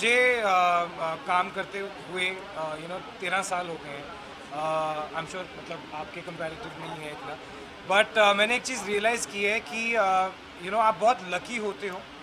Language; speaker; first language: Hindi; native; Hindi